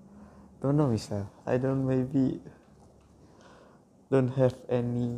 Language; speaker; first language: English; non-native, learner; Indonesian